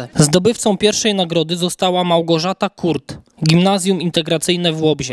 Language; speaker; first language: Polish; native; Polish